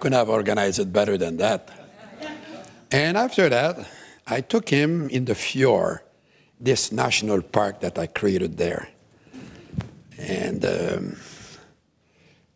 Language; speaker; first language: English; non-native, fluent; French